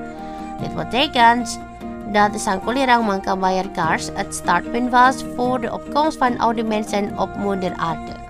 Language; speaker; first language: Dutch; non-native, learner; Indonesian